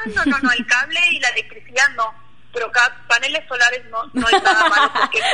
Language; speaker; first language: Spanish; non-native, local second language; Plautdietsch